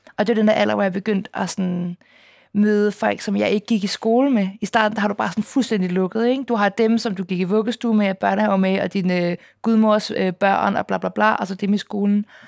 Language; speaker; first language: Danish; native; Danish